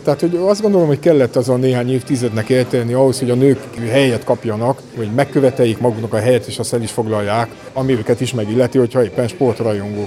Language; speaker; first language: Hungarian; native; Hungarian